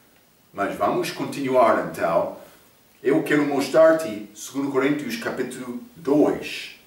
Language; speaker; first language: Portuguese; non-native, fluent; English